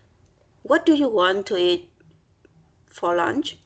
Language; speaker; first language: English; non-native, learner; Vietnamese